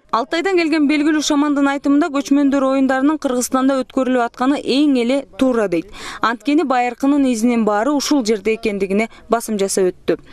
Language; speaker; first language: Kyrgyz; native; Kyrgyz